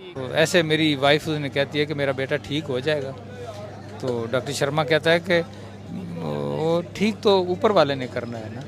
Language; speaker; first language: Urdu; non-native, local second language; Punjabi